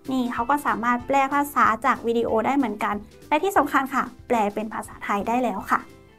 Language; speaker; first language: Thai; native; Thai